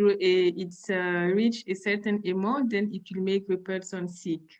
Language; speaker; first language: English; non-native, fluent; French